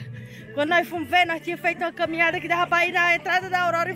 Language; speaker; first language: Portuguese; native; Portuguese